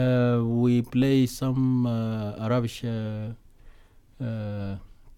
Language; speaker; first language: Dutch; non-native, learner; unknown